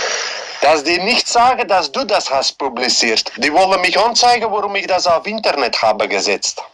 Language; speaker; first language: German; non-native, learner; Dutch